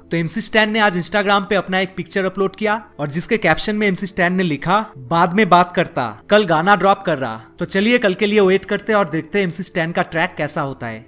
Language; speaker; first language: Hindi; non-native, local second language; Bangla